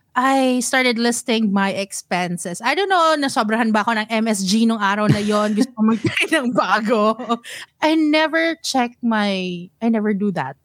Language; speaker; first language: English; non-native, local second language; Filipino